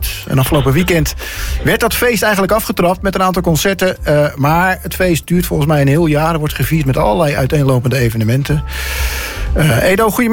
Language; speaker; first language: Dutch; native; Dutch